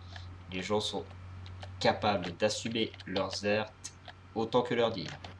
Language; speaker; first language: French; native; French